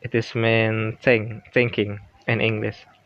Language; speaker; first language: English; non-native, learner; Indonesian